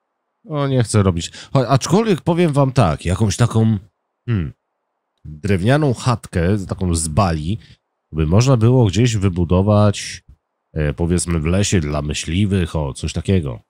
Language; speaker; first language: Polish; native; Polish